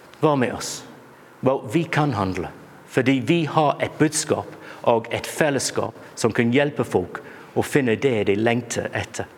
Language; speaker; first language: Norwegian; non-native, fluent; English